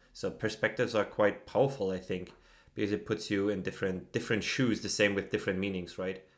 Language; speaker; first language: English; non-native, fluent; German